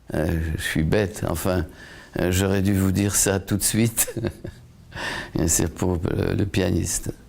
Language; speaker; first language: French; non-native, fluent; Polish